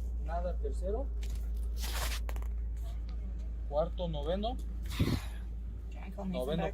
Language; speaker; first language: Spanish; native; Spanish